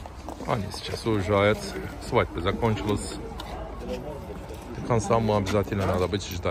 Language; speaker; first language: Russian; non-native, learner; Turkish